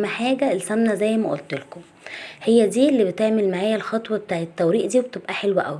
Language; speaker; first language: Arabic; native; Arabic